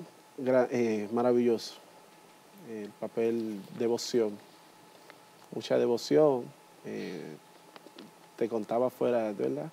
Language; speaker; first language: Spanish; native; Spanish